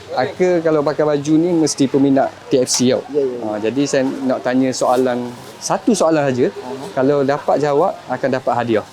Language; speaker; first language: Malay; native; Malay